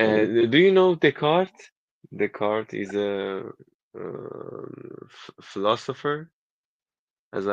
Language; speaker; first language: English; non-native, learner; Persian